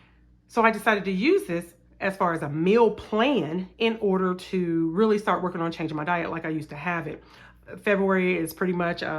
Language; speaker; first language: English; native; English